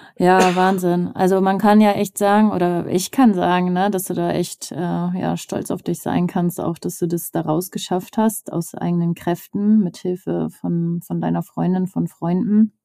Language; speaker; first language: German; native; German